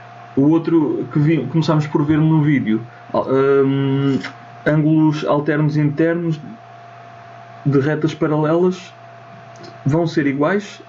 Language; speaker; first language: Portuguese; native; Portuguese